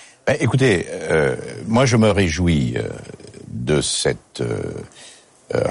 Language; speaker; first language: French; native; French